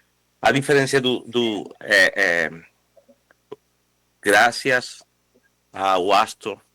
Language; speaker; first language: Portuguese; non-native, fluent; Spanish